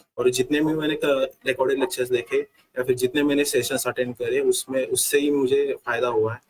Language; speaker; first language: Hindi; non-native, local second language; Marathi